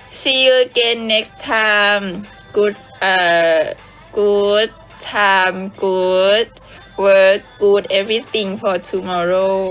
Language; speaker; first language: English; non-native, learner; Thai